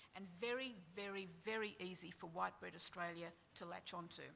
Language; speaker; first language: English; native; English